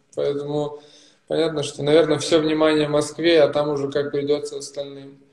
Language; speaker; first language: Russian; native; Russian